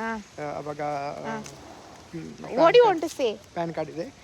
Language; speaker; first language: Kannada; non-native, learner; Hindi